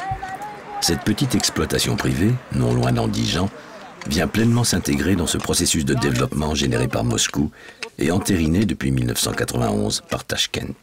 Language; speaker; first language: French; native; French